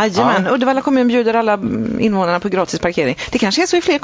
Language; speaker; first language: Swedish; native; Swedish